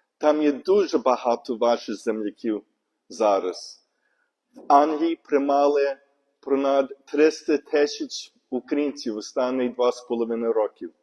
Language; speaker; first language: Ukrainian; non-native, learner; English